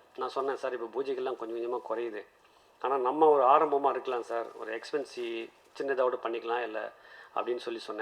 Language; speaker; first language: Tamil; native; Tamil